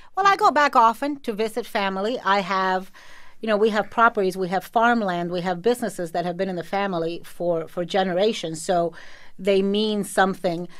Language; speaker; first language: English; native; English